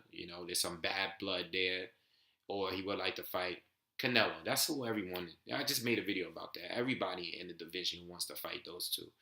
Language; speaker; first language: English; native; English